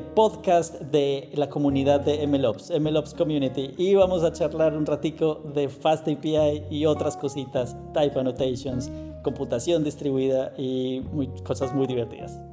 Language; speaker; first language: Spanish; native; Spanish